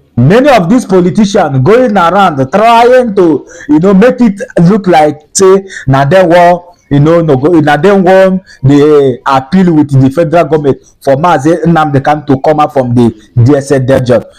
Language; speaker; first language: Nigerian Pidgin; non-native, local second language; Igbo